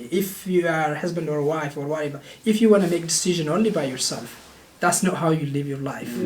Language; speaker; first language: English; non-native, fluent; Oromo